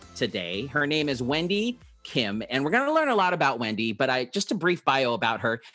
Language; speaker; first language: English; early bilingual, other home language; Filipino